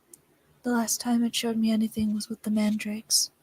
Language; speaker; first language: English; native; English